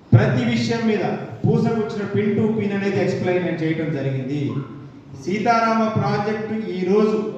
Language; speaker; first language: Telugu; native; Telugu